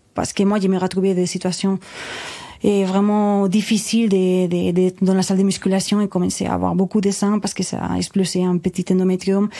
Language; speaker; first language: French; non-native, fluent; Spanish